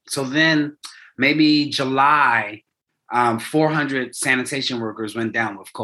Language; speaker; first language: English; native; English